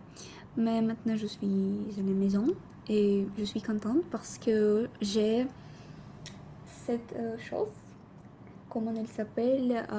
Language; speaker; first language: French; non-native, learner; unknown